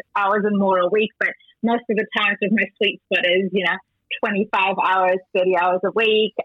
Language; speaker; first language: English; non-native, fluent; German